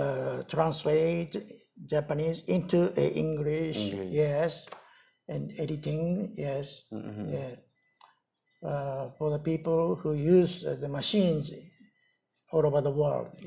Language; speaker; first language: English; non-native, learner; Japanese